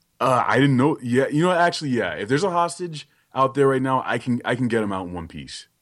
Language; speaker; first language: English; early bilingual, other home language; Haitian Creole